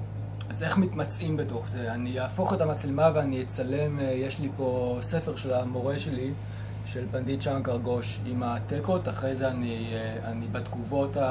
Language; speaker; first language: Hebrew; native; Hebrew